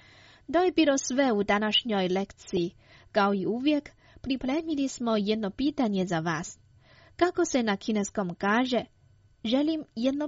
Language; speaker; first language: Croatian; non-native, fluent; Chinese